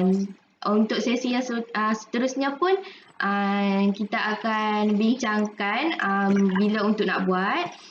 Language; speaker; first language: Malay; native; Malay